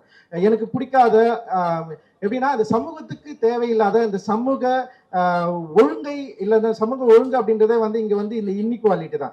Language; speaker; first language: Tamil; native; Tamil